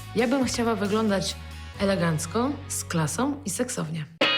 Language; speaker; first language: Polish; native; Polish